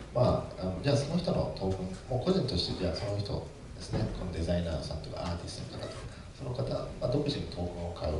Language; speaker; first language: Japanese; native; Japanese